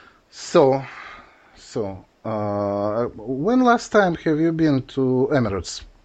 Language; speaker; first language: English; non-native, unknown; Russian